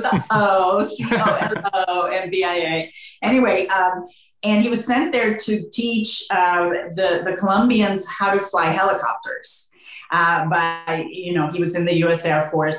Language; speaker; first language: English; non-native, fluent; Spanish